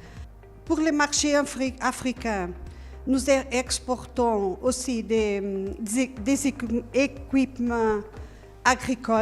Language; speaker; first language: French; non-native, learner; Portuguese